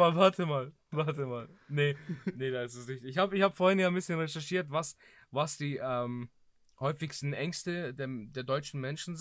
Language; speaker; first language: German; early bilingual, other home language; Greek